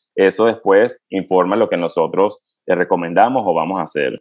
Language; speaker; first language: Spanish; native; Spanish